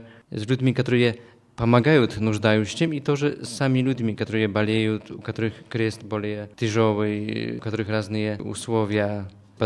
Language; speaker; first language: Russian; non-native, fluent; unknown